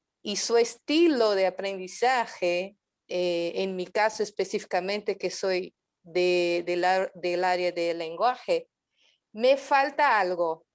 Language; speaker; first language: Spanish; non-native, fluent; Portuguese